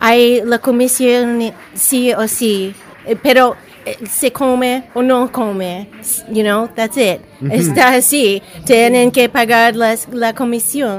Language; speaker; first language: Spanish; non-native, learner; English